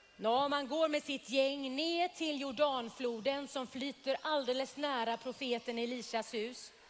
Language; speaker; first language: Swedish; native; Swedish